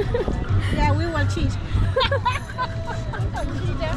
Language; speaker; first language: English; non-native, learner; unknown